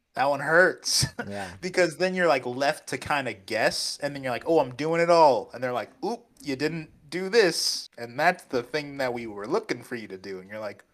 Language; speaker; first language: English; native; English